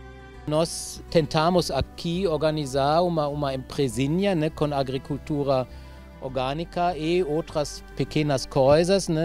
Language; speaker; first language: Portuguese; non-native, fluent; German